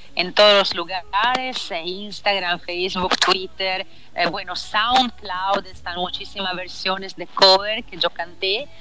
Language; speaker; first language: Spanish; non-native, learner; Italian